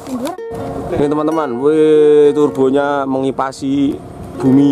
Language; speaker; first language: Indonesian; non-native, local second language; Javanese